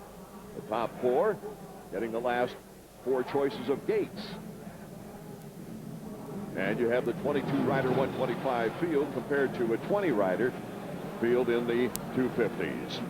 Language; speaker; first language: English; native; English